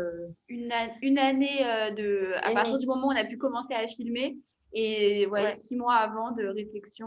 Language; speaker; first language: French; native; French